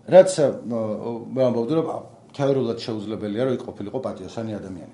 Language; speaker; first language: Georgian; native; Georgian